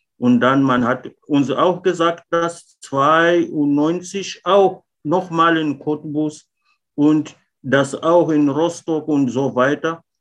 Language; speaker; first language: German; non-native, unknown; Portuguese